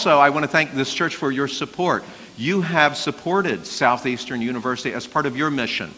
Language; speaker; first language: English; native; English